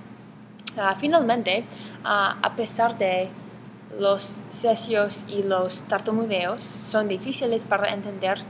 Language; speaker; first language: Spanish; non-native, learner; English